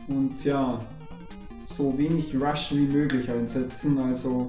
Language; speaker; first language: German; native; German